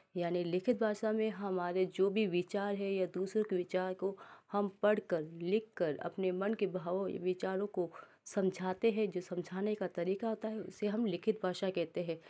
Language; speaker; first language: Hindi; native; Hindi